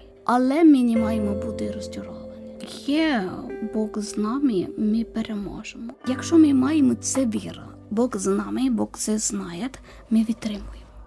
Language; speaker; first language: Ukrainian; non-native, learner; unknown